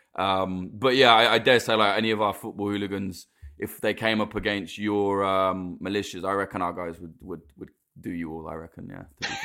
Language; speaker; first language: English; native; English